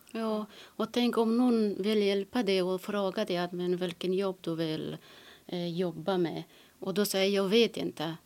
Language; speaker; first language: Swedish; non-native, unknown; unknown